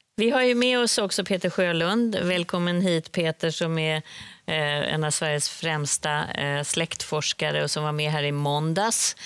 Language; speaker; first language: Swedish; native; Swedish